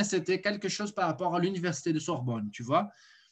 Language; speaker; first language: French; non-native, fluent; Portuguese